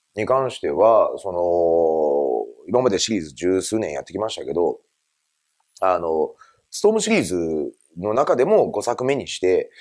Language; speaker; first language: Japanese; native; Japanese